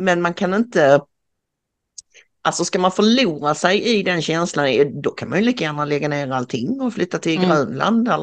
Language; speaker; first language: Swedish; native; Swedish